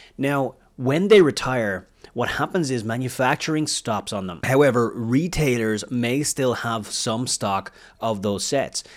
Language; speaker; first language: English; native; English